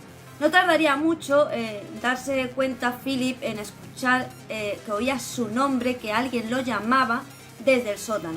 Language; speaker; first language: Spanish; native; Spanish